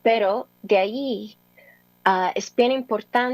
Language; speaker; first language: Spanish; early bilingual, heritage; English